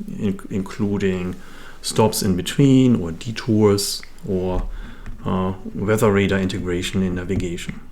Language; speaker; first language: English; non-native, fluent; German